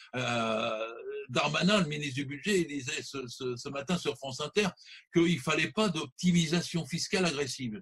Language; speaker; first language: French; native; French